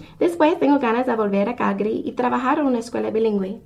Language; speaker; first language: Spanish; non-native, fluent; English